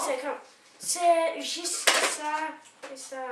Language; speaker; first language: French; non-native, learner; English